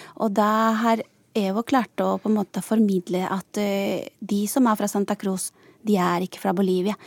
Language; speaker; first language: Norwegian; non-native, fluent; Spanish